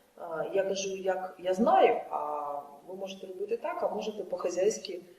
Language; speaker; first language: Ukrainian; non-native, local second language; Russian